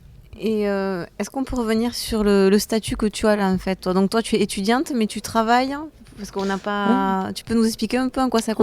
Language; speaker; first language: French; native; French